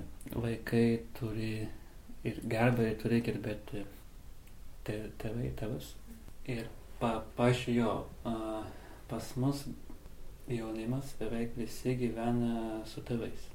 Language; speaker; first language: Lithuanian; non-native, learner; Azerbaijani